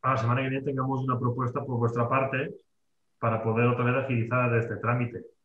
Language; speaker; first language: Spanish; non-native, local second language; Catalan